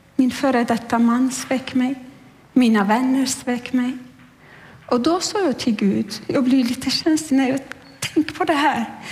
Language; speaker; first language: Swedish; non-native, fluent; Turkish